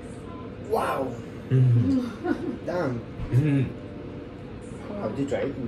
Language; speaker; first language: English; non-native, learner; Spanish